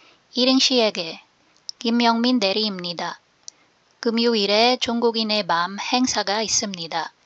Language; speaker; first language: Korean; non-native, fluent; Filipino